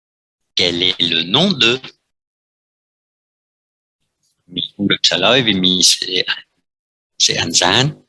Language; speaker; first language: Vietnamese; non-native, fluent; French